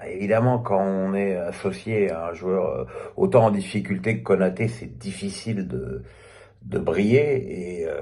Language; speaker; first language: French; native; French